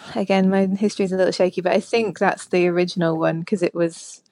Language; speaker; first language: English; native; English